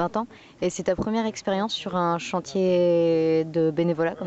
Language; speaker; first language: French; native; French